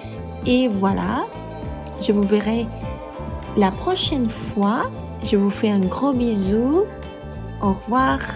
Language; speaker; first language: French; non-native, fluent; Spanish